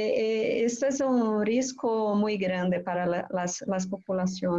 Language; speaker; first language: Spanish; non-native, fluent; Portuguese